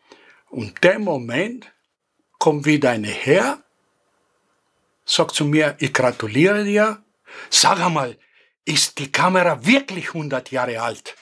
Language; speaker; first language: German; non-native, fluent; Greek